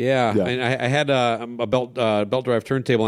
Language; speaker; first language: English; native; English